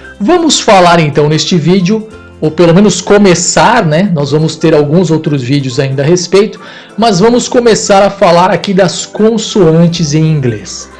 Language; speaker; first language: Portuguese; native; Portuguese